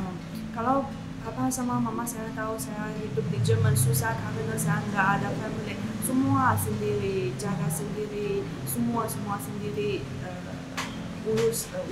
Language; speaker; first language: Indonesian; non-native, learner; Chinese